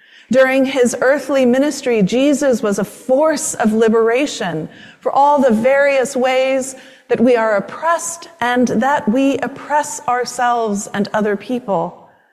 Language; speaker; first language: English; native; English